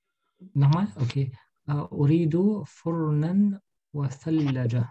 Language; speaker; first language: Arabic; non-native, learner; German